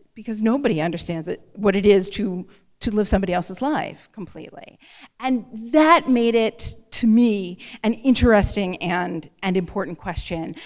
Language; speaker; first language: English; native; English